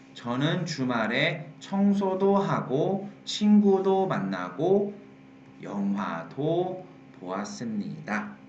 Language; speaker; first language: Korean; non-native, fluent; Vietnamese